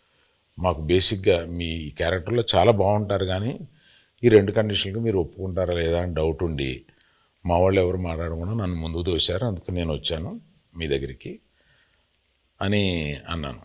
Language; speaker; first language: Telugu; native; Telugu